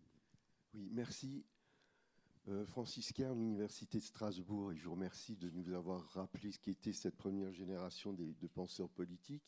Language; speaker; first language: French; native; French